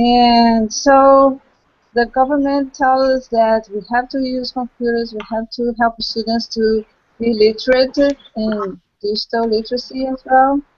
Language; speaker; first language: English; non-native, local second language; Portuguese